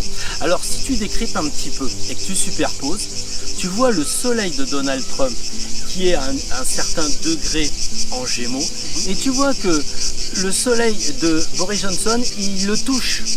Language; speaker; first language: French; native; French